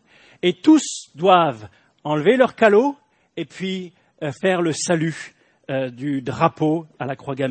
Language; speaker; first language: French; native; French